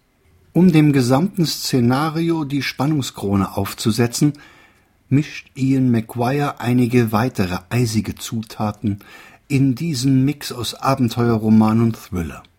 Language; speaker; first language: German; native; German